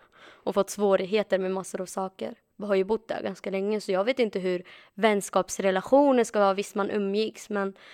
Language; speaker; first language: Swedish; early bilingual, other home language; Arabic